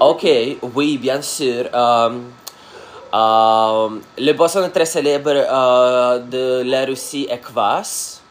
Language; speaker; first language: French; non-native, learner; Russian